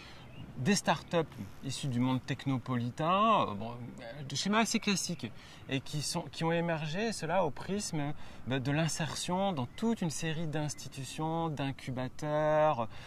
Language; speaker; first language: French; native; French